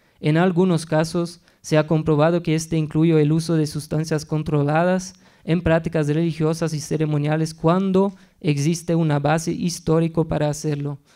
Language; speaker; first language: Spanish; non-native, fluent; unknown